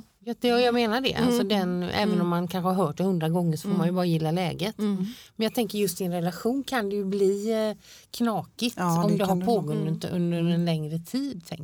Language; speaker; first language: Swedish; native; Swedish